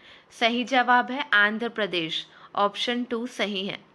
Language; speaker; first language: Hindi; native; Hindi